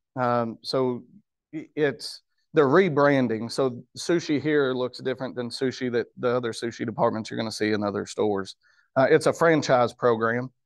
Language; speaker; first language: English; native; English